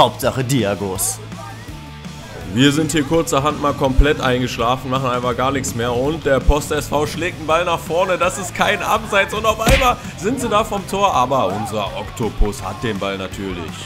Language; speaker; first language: German; native; German